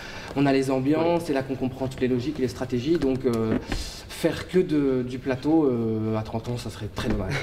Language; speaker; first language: French; native; French